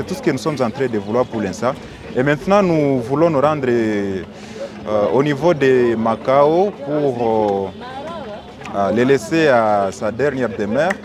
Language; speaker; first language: French; non-native, local second language; Swahili